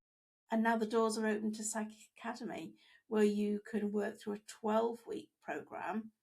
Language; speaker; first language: English; native; English